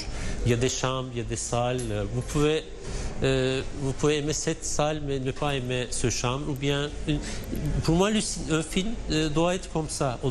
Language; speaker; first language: French; non-native, fluent; Turkish